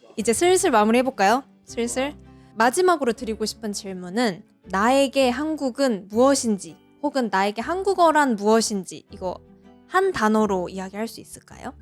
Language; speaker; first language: Korean; native; Korean